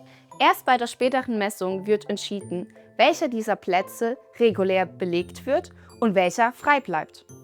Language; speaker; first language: German; native; German